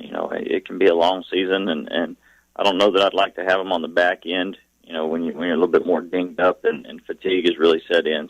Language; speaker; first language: English; native; English